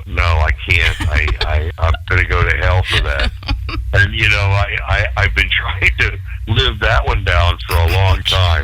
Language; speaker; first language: English; native; English